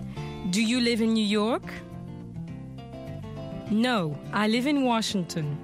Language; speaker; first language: English; non-native, fluent; French